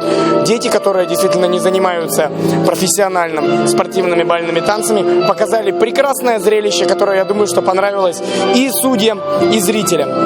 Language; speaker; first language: Russian; native; Russian